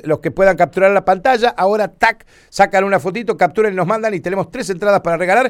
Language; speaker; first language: Spanish; native; Spanish